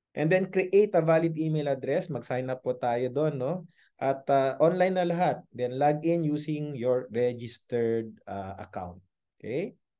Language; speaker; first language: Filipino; non-native, local second language; Iloko